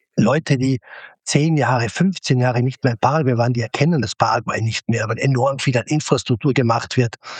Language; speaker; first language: German; non-native, local second language; Slovenian